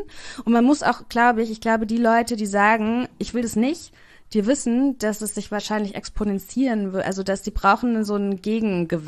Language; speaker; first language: German; native; German